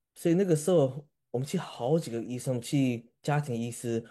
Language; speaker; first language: Chinese; early bilingual, heritage; Chinese